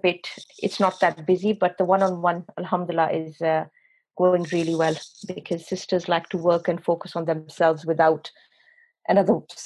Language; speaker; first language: English; non-native, local second language; Urdu